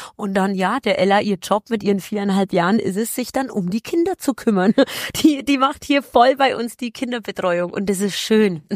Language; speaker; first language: German; early bilingual, other home language; Polish